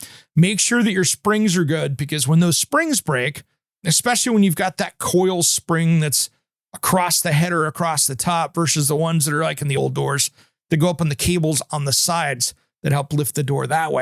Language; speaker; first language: English; native; English